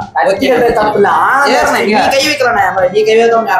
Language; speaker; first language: Tamil; native; Tamil